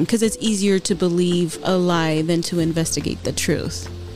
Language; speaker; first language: English; early bilingual, other home language; Spanish